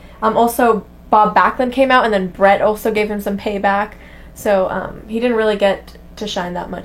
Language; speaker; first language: English; native; English